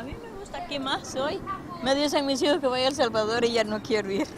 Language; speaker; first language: Spanish; native; Spanish